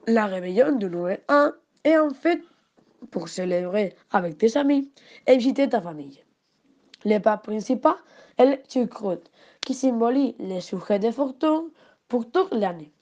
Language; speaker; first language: French; non-native, learner; Spanish